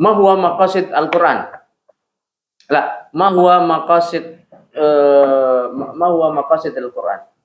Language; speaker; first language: Arabic; non-native, fluent; Indonesian